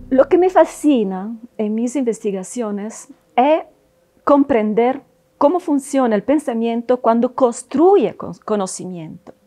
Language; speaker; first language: Spanish; non-native, fluent; Italian